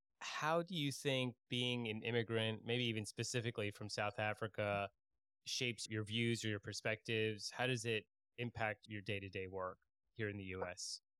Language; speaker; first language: English; native; English